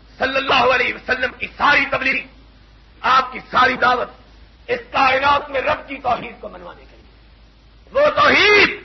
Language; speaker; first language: Urdu; non-native, local second language; Punjabi